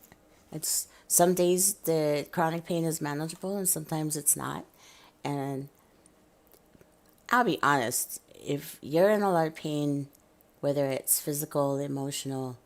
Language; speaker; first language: English; native; English